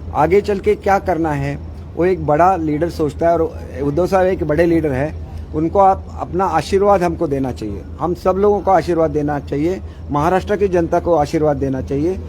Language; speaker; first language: Hindi; non-native, local second language; Marathi